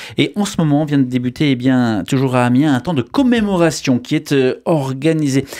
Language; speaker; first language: French; native; French